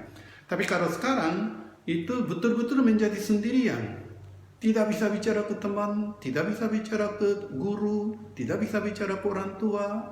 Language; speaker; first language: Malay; non-native, fluent; Japanese